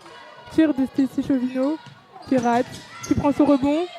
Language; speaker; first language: French; native; French